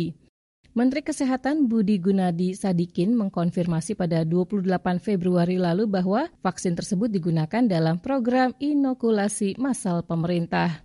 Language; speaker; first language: Indonesian; native; Indonesian